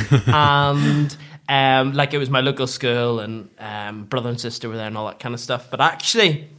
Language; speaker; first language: English; native; English